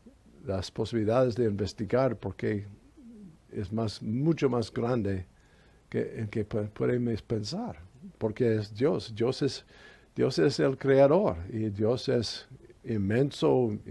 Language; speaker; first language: Spanish; non-native, fluent; English